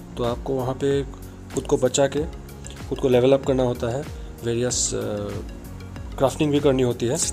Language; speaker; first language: Hindi; non-native, local second language; Assamese